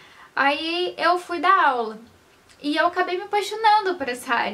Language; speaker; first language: Portuguese; native; Portuguese